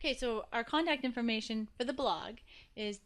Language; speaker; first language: English; native; English